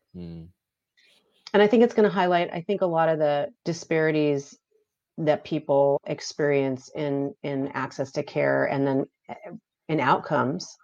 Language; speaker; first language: English; native; English